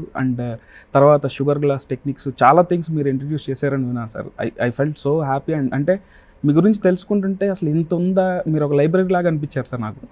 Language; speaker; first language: Telugu; native; Telugu